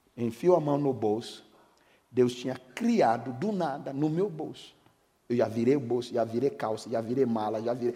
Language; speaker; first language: Portuguese; non-native, fluent; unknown